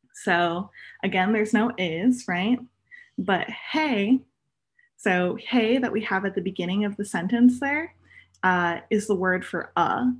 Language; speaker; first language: English; native; English